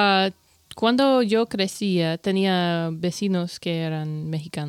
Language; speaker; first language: Spanish; non-native, learner; English